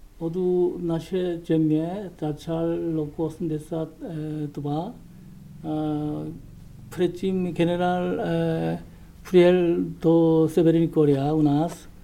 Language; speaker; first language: Czech; non-native, learner; Korean